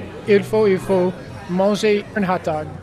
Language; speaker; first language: French; non-native, learner; English